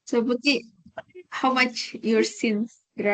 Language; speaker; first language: English; non-native, learner; Indonesian